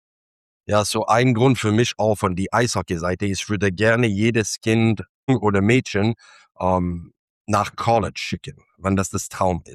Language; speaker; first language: German; non-native, fluent; English